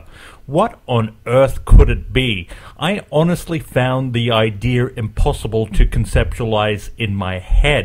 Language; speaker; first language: English; native; English